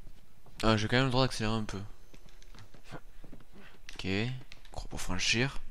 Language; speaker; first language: French; native; French